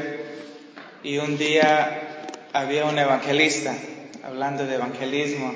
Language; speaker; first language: Spanish; native; Spanish